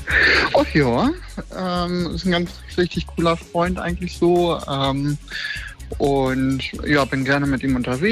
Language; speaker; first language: German; native; German